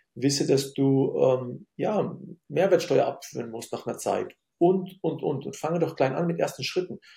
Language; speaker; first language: German; early bilingual, other home language; Arabic